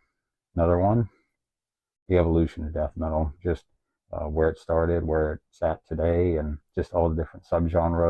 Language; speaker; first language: English; native; English